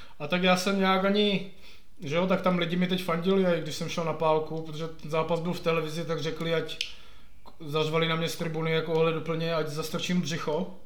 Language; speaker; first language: Czech; native; Czech